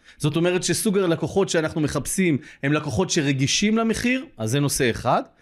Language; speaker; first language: Hebrew; native; Hebrew